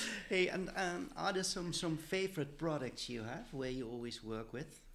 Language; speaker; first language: English; non-native, fluent; Dutch